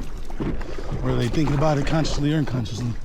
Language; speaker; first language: English; native; English